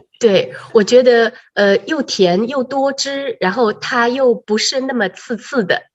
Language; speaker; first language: Chinese; native; Chinese